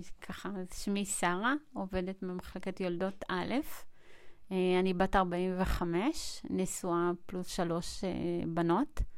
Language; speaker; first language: Hebrew; early bilingual, other home language; Amharic